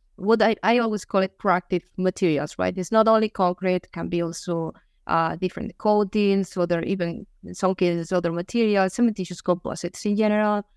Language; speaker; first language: English; non-native, fluent; Galician